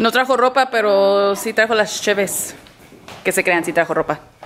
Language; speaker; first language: Spanish; early bilingual, heritage; Spanish